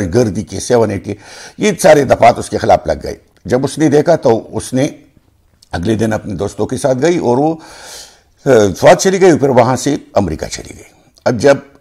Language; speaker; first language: Urdu; non-native, local second language; Pashto